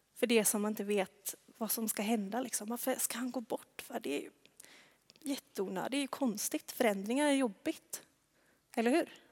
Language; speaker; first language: Swedish; native; Swedish